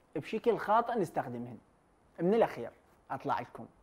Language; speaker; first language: Arabic; native; Arabic